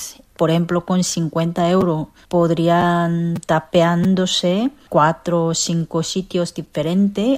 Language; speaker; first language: Spanish; non-native, fluent; Korean